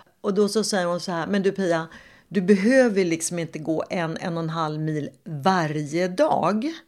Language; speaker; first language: Swedish; native; Swedish